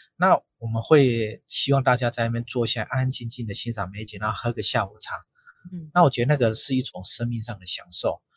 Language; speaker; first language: Chinese; native; Chinese